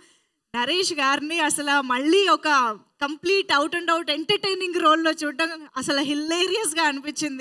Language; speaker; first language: Telugu; native; Telugu